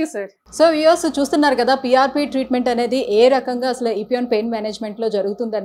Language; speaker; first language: Telugu; native; Telugu